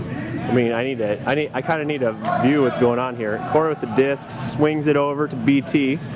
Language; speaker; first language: English; native; English